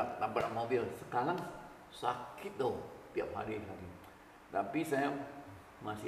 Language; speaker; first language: Indonesian; early bilingual, other home language; Min Nan Chinese